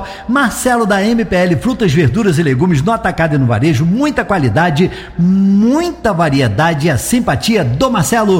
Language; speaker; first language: Portuguese; native; Portuguese